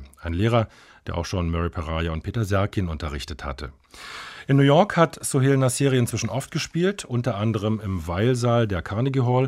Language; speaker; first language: German; native; German